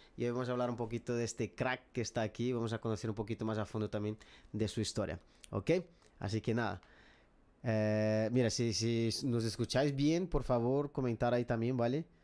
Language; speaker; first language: Spanish; non-native, fluent; Portuguese